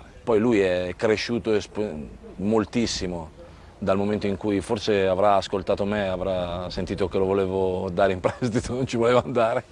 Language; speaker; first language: Italian; native; Italian